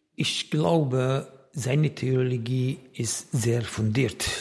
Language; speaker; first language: German; non-native, fluent; Arabic